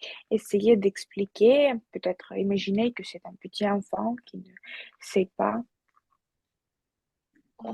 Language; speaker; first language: French; non-native, fluent; Russian